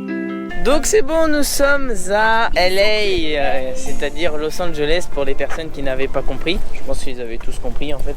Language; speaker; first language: French; native; French